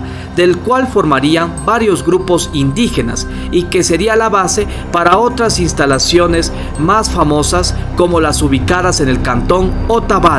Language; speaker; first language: Spanish; native; Spanish